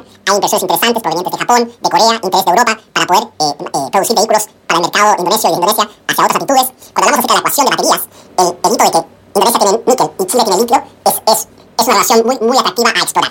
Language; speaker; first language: Spanish; native; Spanish